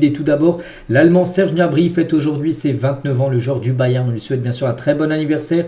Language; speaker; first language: French; native; French